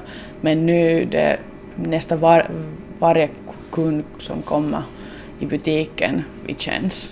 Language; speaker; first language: Swedish; non-native, local second language; Finnish